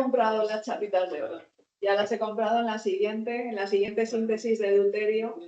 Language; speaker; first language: Spanish; native; Spanish